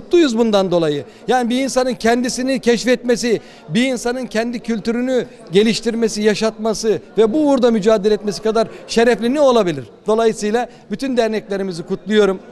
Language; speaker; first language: Turkish; native; Turkish